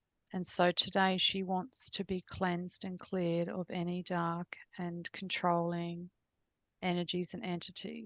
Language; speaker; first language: English; native; English